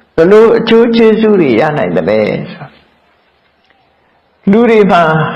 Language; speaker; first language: Burmese; native; Burmese